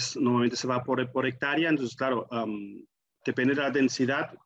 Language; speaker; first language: Spanish; non-native, fluent; German